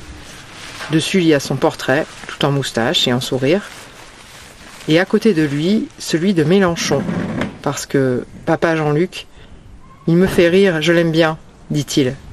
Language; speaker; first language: French; native; French